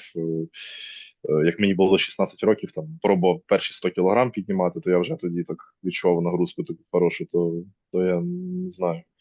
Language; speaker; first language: Ukrainian; native; Ukrainian